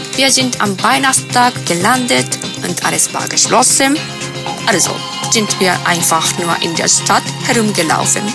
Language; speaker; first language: German; non-native, fluent; Japanese